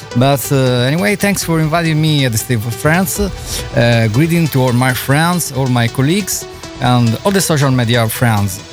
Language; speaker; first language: English; non-native, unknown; Italian